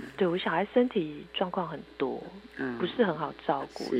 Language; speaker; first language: Chinese; native; Chinese